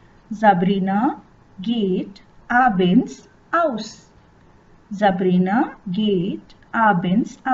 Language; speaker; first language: German; non-native, fluent; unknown